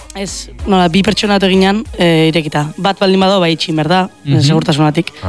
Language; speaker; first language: Basque; native; Basque